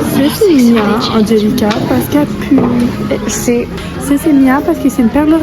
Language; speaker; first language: French; native; French